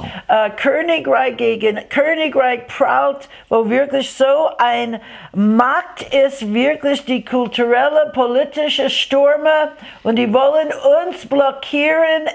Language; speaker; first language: German; non-native, fluent; English